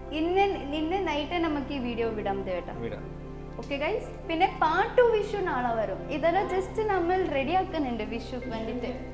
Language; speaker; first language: Malayalam; early bilingual, heritage; Malayalam